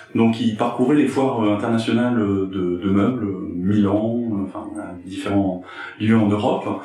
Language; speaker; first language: French; native; French